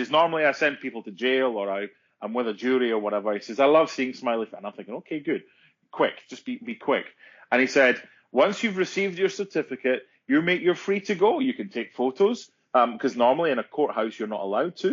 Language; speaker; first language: English; native; English